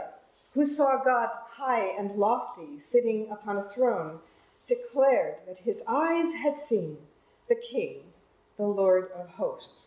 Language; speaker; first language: English; native; English